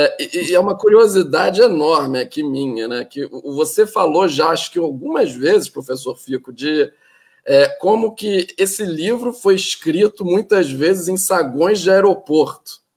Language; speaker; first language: Portuguese; native; Portuguese